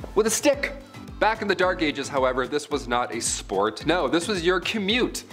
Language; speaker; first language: English; native; English